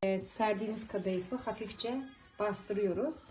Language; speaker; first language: Turkish; early bilingual, heritage; Turkish